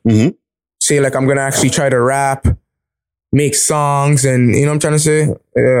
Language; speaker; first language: English; native; English